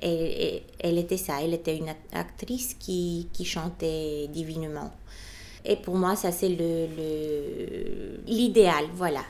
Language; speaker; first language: French; non-native, fluent; Bulgarian